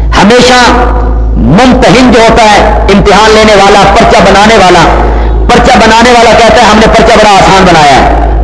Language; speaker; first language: Urdu; non-native, local second language; Punjabi